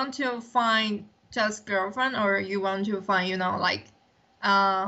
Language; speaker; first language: English; non-native, learner; Chinese